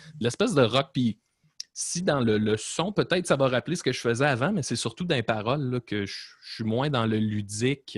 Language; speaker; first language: French; native; French